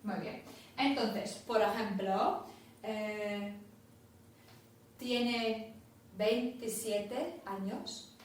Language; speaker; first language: Spanish; non-native, fluent; English